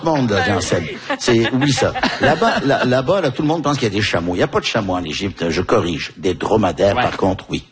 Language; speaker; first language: French; early bilingual, other home language; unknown